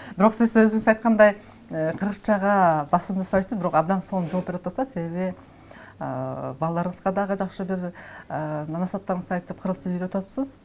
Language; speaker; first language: Kyrgyz; native; Kyrgyz